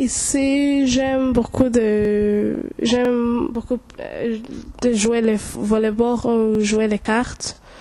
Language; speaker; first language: French; non-native, local second language; Kinyarwanda